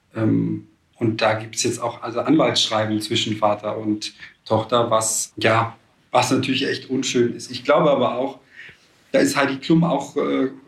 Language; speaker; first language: German; native; German